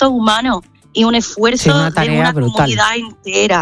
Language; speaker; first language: Spanish; non-native, fluent; English